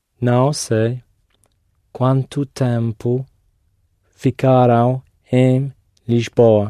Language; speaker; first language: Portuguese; non-native, learner; English